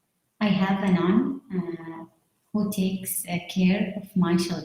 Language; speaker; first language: English; non-native, learner; Arabic